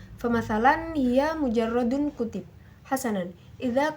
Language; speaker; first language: Arabic; non-native, learner; Indonesian